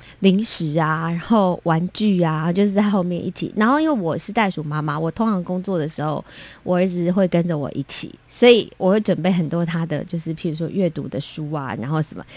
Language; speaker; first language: Chinese; non-native, local second language; Min Nan Chinese